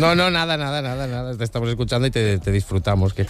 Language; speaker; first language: Spanish; native; Spanish